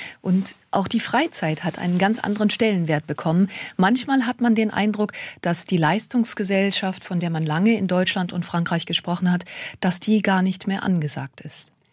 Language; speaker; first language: German; native; German